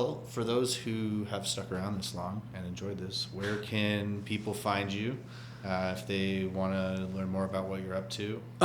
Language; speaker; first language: English; native; English